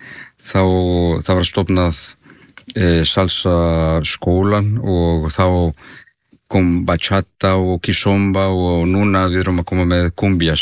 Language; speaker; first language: Icelandic; non-native, learner; Spanish